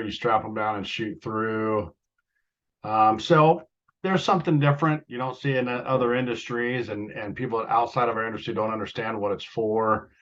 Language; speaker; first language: English; native; English